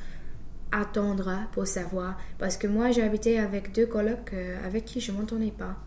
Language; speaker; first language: French; non-native, fluent; English